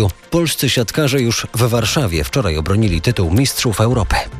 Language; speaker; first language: Polish; native; Polish